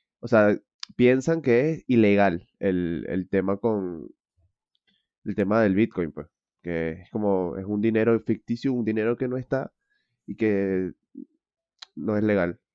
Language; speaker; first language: Spanish; native; Spanish